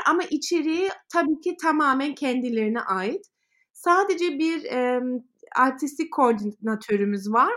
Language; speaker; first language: Turkish; early bilingual, heritage; Turkish